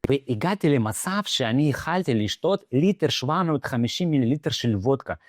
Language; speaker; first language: Hebrew; non-native, fluent; Russian